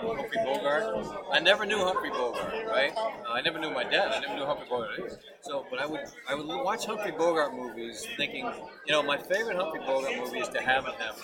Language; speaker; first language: English; native; English